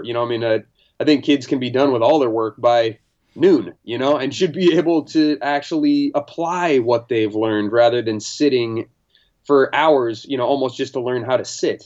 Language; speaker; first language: English; native; English